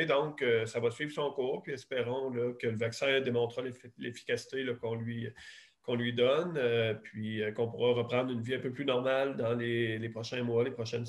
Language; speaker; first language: French; native; French